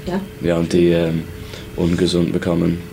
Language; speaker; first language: German; non-native, learner; English